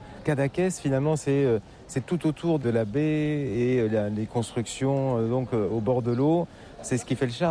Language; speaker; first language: French; native; French